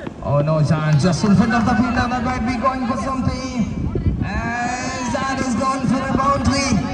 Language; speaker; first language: English; non-native, local second language; Malayalam